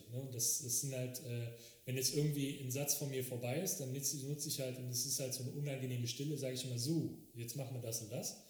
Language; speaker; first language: German; native; German